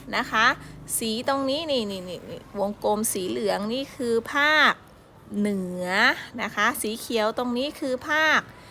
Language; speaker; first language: Thai; native; Thai